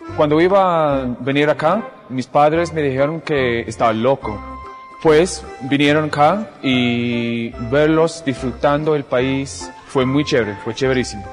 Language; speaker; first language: Spanish; non-native, fluent; English